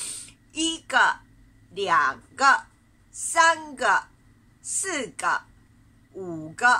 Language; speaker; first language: Chinese; non-native, fluent; Japanese